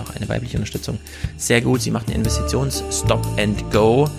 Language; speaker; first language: German; native; German